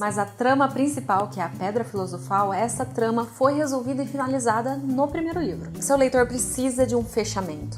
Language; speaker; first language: Portuguese; native; Portuguese